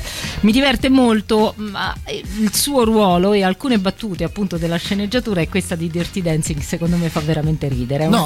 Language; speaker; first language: Italian; native; Italian